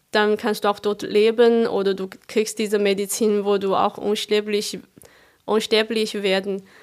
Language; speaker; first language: German; non-native, fluent; Chinese